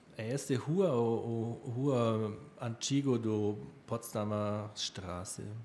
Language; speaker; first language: Portuguese; non-native, learner; German